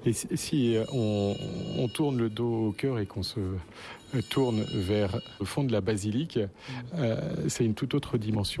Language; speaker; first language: French; native; French